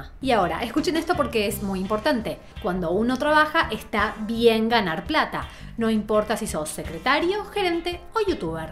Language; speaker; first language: Spanish; native; Spanish